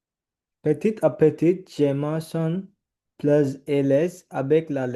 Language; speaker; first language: French; non-native, learner; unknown